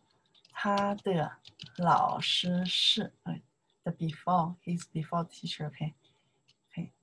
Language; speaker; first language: English; non-native, learner; Chinese